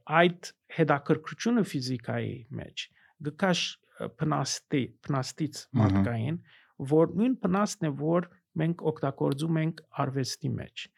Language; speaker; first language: Armenian; early bilingual, heritage; Armenian